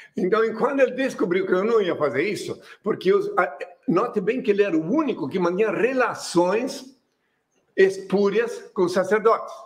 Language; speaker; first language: Portuguese; non-native, fluent; French